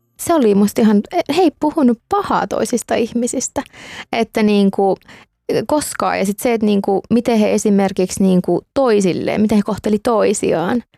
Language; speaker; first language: Finnish; native; Finnish